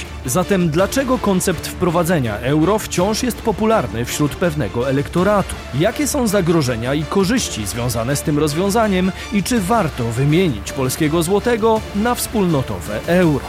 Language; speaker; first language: Polish; native; Polish